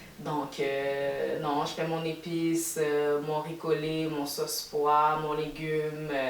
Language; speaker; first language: French; native; French